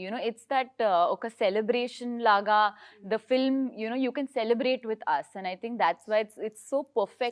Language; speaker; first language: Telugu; non-native, learner; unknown